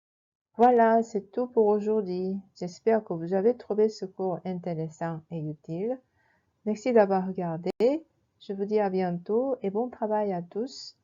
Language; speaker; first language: French; non-native, fluent; Korean